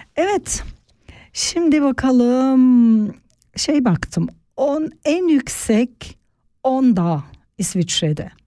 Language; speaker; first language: Turkish; native; Turkish